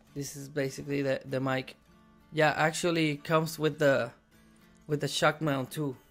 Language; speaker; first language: English; non-native, fluent; Spanish